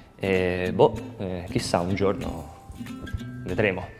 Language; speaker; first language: Italian; native; Italian